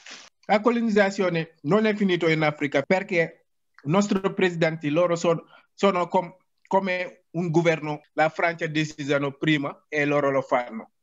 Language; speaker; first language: Italian; non-native, learner; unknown